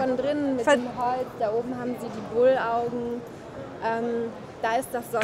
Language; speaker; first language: German; native; German